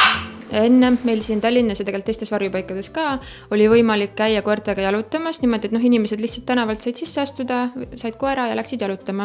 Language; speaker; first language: Estonian; native; Estonian